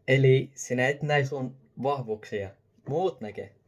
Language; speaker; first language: Finnish; non-native, learner; Arabic